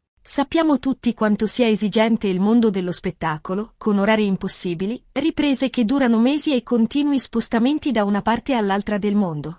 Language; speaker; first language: Italian; native; Italian